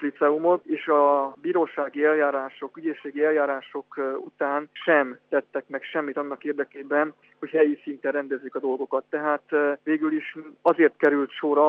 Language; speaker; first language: Hungarian; native; Hungarian